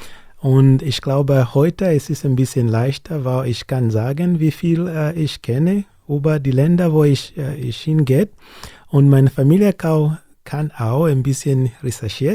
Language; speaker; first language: German; non-native, learner; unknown